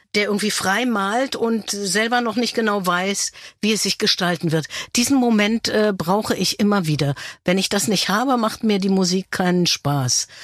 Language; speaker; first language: German; native; German